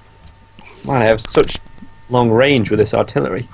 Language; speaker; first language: English; native; English